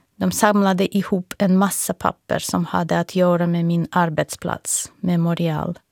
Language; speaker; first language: Swedish; non-native, fluent; Russian